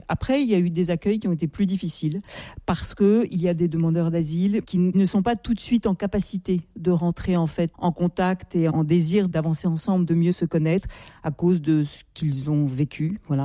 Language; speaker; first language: French; native; French